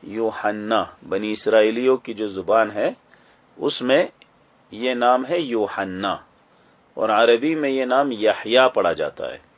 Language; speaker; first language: Urdu; native; Urdu